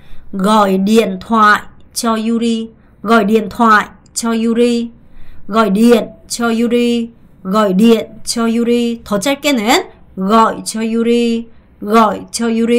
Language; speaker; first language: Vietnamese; non-native, fluent; Korean